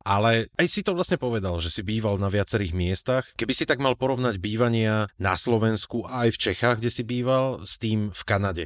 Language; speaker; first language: Slovak; native; Slovak